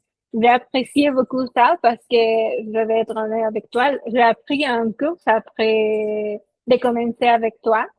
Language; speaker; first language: French; non-native, fluent; Spanish